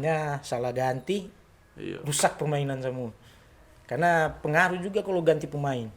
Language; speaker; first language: Indonesian; non-native, local second language; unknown